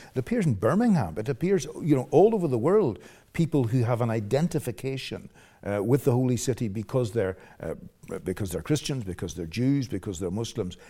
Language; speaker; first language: English; native; English